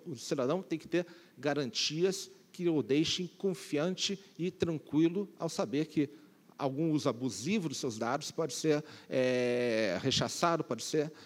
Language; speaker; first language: Portuguese; native; Portuguese